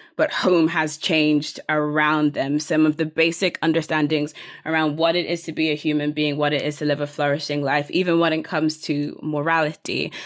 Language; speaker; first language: English; native; English